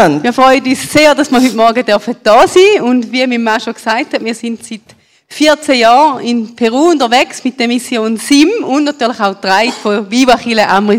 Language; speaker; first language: German; native; German